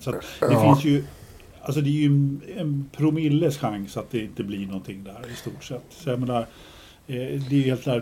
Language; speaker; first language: Swedish; native; Swedish